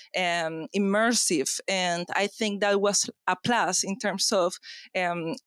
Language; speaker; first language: English; non-native, fluent; Spanish